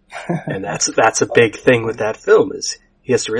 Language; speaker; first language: English; native; English